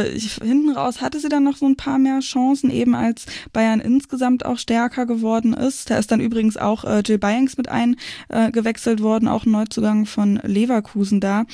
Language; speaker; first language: German; native; German